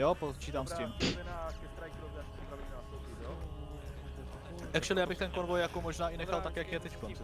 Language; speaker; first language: Czech; native; Czech